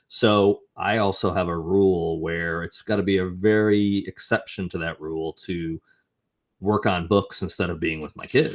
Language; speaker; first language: English; native; English